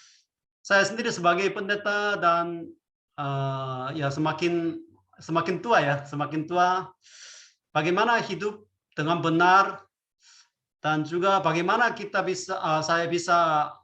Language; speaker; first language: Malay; non-native, fluent; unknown